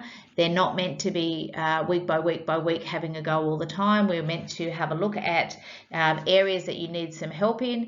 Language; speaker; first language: English; native; English